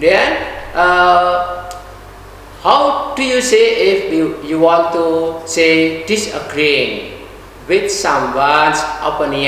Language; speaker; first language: English; non-native, fluent; Indonesian